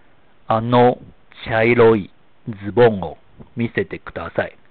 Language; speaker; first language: Japanese; non-native, fluent; Chinese